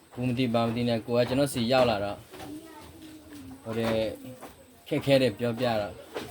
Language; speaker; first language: Burmese; non-native, local second language; S'gaw Karen